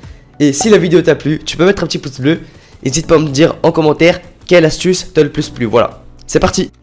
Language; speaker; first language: French; native; French